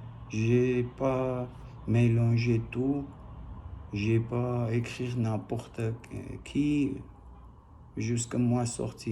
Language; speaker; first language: French; non-native, learner; Armenian